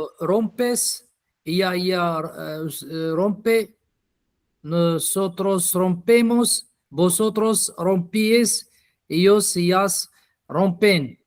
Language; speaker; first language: Spanish; non-native, learner; Arabic